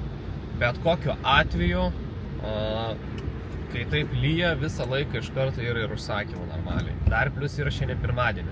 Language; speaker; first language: Lithuanian; native; Lithuanian